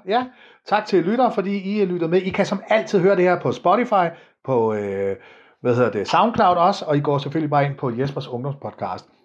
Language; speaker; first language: Danish; native; Danish